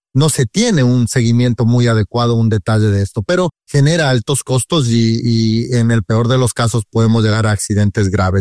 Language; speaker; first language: Spanish; native; Spanish